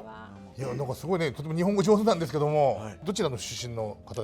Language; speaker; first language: Japanese; native; Japanese